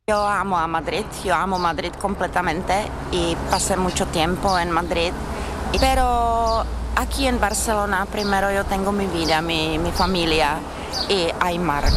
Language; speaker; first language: Spanish; non-native, fluent; Czech